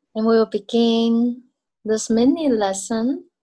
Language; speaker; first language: English; non-native, fluent; Chinese